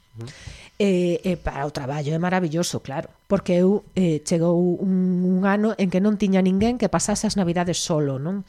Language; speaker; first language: Galician; native; Galician